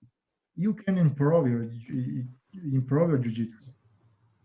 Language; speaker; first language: English; non-native, learner; Croatian